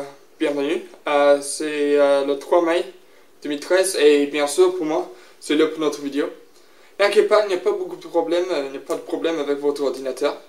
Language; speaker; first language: French; non-native, learner; English